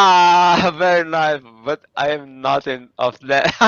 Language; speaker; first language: English; non-native, learner; Portuguese